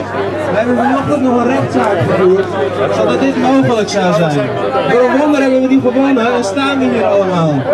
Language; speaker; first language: Dutch; native; Dutch